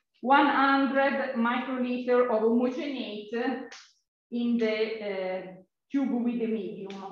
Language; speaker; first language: English; non-native, fluent; Italian